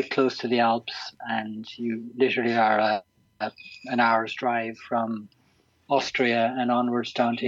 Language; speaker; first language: English; native; English